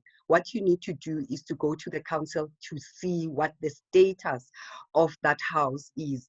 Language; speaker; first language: English; non-native, local second language; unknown